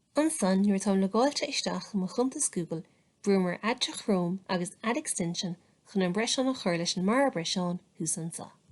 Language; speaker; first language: Irish; native; Irish